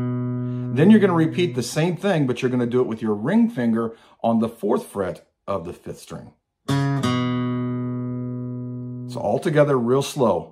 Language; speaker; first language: English; native; English